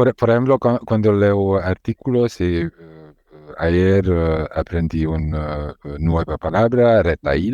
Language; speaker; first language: Spanish; non-native, learner; Hungarian